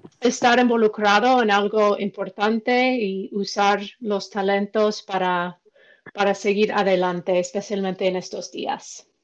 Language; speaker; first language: Spanish; non-native, fluent; English